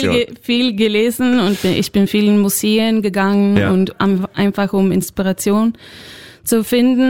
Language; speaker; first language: German; non-native, fluent; Swedish